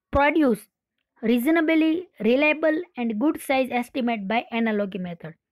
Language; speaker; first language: English; non-native, local second language; Gujarati